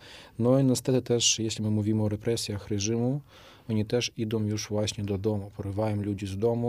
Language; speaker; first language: Polish; non-native, fluent; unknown